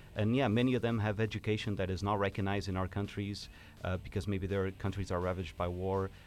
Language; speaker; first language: English; non-native, fluent; Portuguese